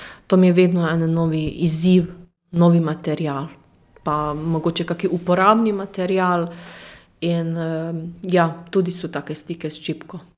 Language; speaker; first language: Slovenian; non-native, fluent; Croatian